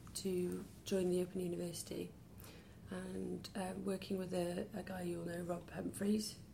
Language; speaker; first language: English; native; English